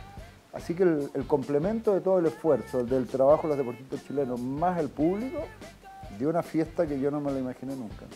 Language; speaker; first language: Spanish; native; Spanish